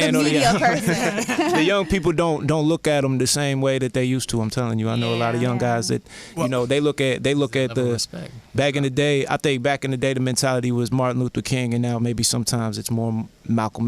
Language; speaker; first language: English; native; English